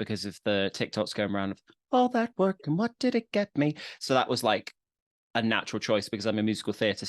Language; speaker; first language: English; native; English